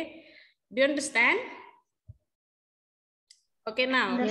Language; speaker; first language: English; non-native, learner; Indonesian